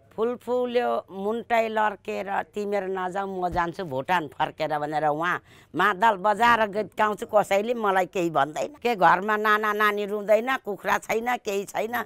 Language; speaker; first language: Nepali; native; Nepali